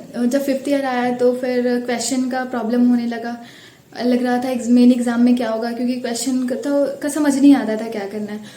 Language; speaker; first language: Hindi; native; Hindi